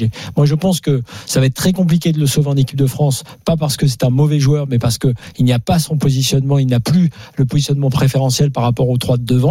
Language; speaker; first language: French; native; French